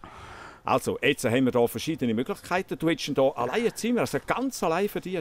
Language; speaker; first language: German; native; German